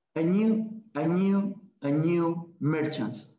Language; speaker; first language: English; non-native, learner; Spanish